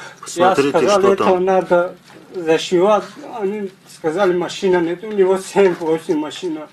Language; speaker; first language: Russian; non-native, learner; Tajik